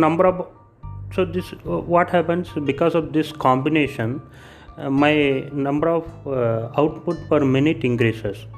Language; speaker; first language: English; non-native, local second language; Tamil